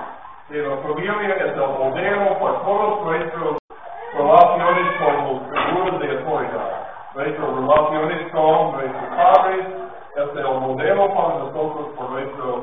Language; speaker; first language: Spanish; non-native, learner; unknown